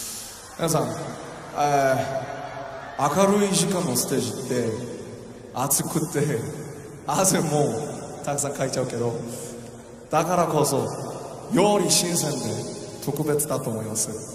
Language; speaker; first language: Japanese; non-native, learner; Korean